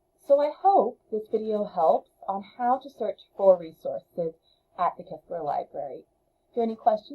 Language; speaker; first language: English; native; English